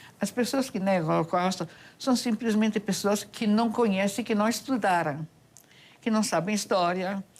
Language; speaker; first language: Portuguese; non-native, fluent; Italian